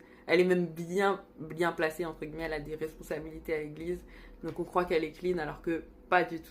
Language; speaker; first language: French; native; French